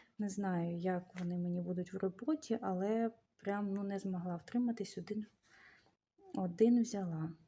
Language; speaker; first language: Ukrainian; native; Ukrainian